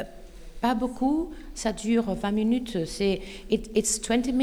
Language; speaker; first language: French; non-native, fluent; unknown